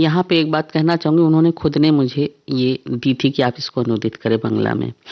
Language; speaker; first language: Hindi; non-native, local second language; Bangla